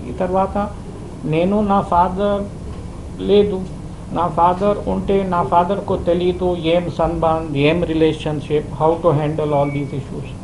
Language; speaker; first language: Telugu; early bilingual, heritage; Telugu